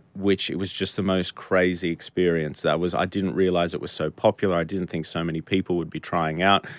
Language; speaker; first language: English; native; English